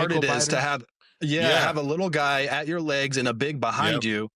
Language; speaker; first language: English; native; English